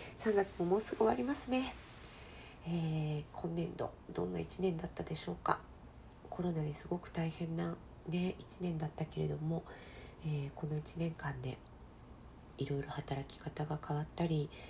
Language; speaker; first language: Japanese; native; Japanese